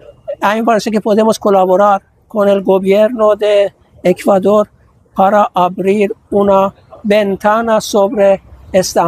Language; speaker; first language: Spanish; non-native, fluent; Persian